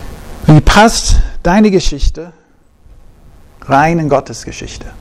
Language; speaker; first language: German; non-native, fluent; English